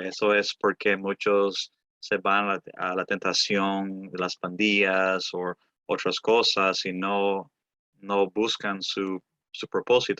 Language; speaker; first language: Spanish; early bilingual, heritage; Spanish